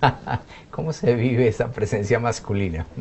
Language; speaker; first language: Spanish; native; Spanish